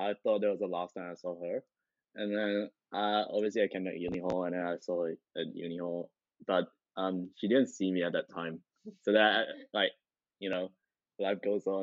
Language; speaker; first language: English; non-native, local second language; Chinese